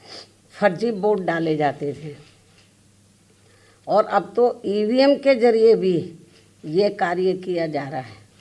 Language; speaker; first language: Hindi; native; Hindi